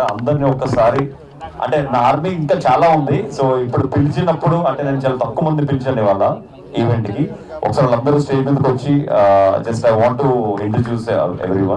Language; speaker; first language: Telugu; native; Telugu